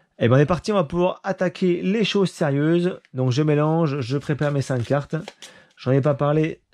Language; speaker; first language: French; native; French